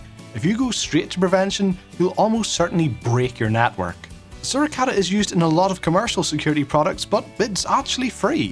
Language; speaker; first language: English; native; English